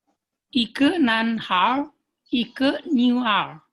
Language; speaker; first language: Chinese; non-native, learner; Indonesian